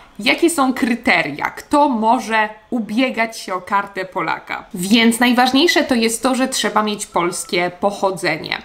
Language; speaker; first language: Polish; native; Polish